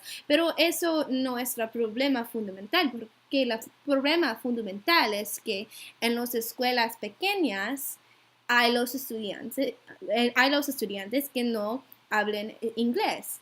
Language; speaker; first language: Spanish; non-native, learner; English